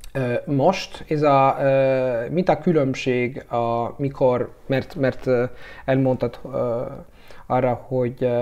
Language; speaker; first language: Hungarian; non-native, learner; Italian